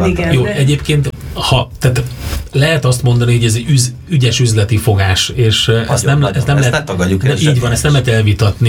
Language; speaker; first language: Hungarian; native; Hungarian